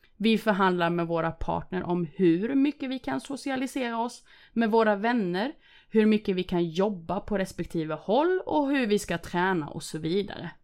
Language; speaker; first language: Swedish; early bilingual, other home language; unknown